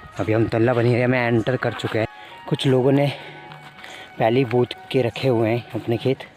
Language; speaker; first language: Hindi; non-native, local second language; Garhwali